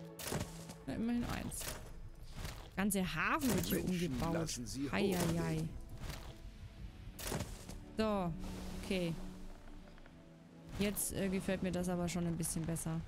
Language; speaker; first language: German; native; German